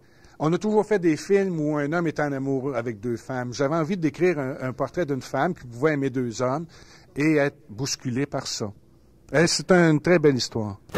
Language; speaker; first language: French; native; French